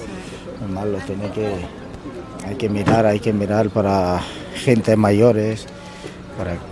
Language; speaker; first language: Spanish; non-native, learner; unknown